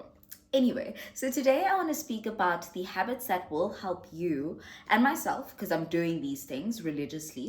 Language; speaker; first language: English; non-native, local second language; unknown